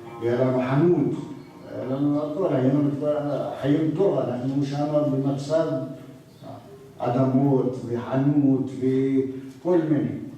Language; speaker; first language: Hebrew; non-native, local second language; Arabic